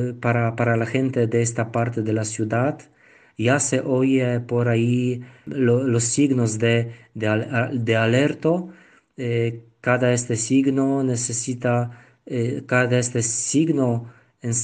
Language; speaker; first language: Spanish; non-native, learner; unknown